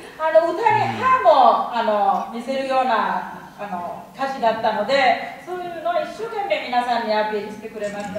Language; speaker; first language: Japanese; non-native, fluent; Bangla